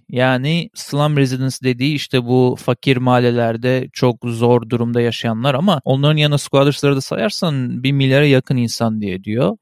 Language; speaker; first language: Turkish; native; Turkish